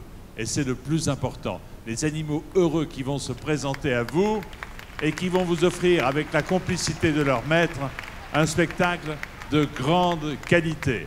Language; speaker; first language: French; native; French